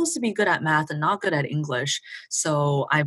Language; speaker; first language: English; early bilingual, other home language; Chinese